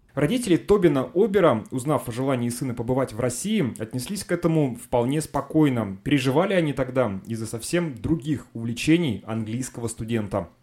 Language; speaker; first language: Russian; native; Russian